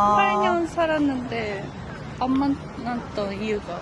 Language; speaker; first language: Korean; non-native, fluent; Japanese